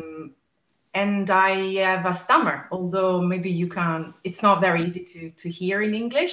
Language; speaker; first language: English; non-native, fluent; Italian